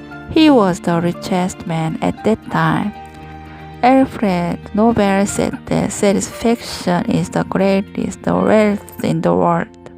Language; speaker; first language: English; non-native, learner; Korean